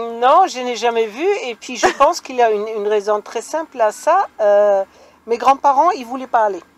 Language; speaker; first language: French; non-native, fluent; German